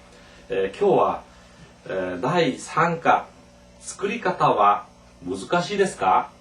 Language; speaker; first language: Japanese; non-native, fluent; Korean